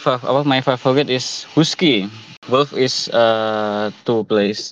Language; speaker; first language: English; non-native, learner; Indonesian